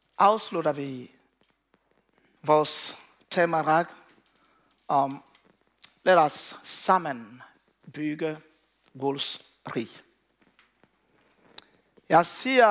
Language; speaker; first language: Danish; non-native, learner; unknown